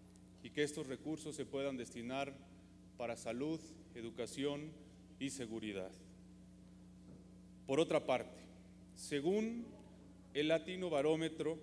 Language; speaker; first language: Spanish; native; Spanish